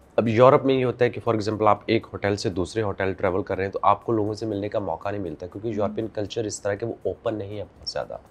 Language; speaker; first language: Urdu; native; Urdu